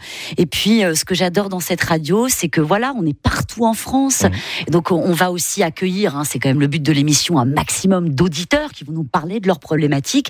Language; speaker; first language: French; native; French